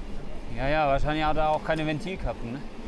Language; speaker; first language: German; native; German